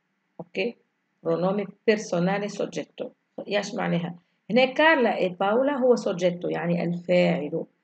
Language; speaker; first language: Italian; non-native, fluent; Arabic